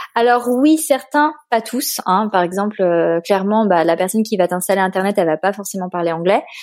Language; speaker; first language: French; native; French